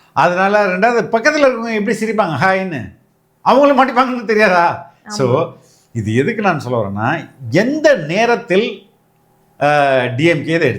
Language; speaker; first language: Tamil; native; Tamil